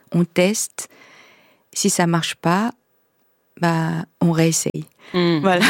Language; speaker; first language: French; non-native, fluent; Korean